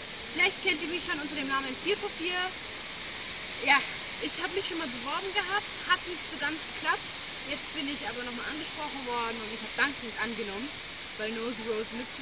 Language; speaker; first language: German; native; German